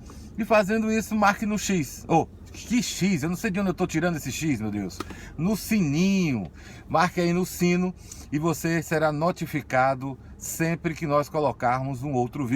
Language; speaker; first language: Portuguese; native; Portuguese